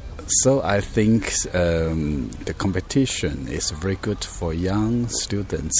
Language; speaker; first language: English; non-native, learner; Chinese